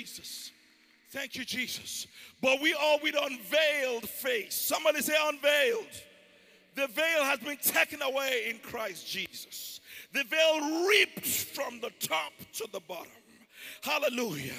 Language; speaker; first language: English; non-native, local second language; Yoruba